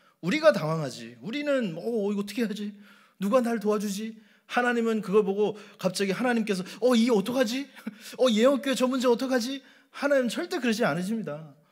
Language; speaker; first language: Korean; native; Korean